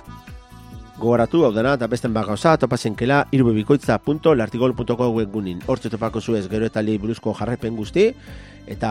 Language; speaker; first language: Basque; native; Basque